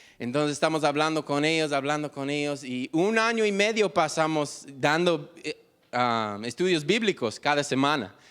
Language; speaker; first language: Spanish; non-native, fluent; English